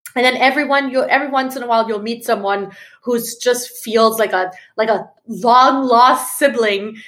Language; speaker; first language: English; non-native, fluent; German